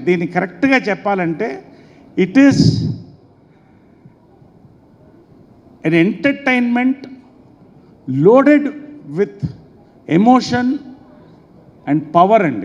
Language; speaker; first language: Telugu; native; Telugu